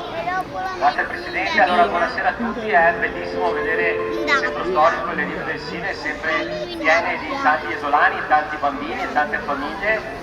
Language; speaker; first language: Italian; native; Italian